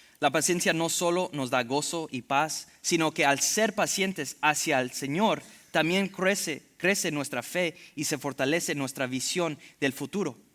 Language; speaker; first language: Spanish; early bilingual, heritage; Spanish